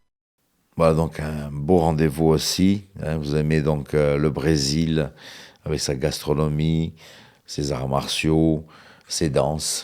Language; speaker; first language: French; native; French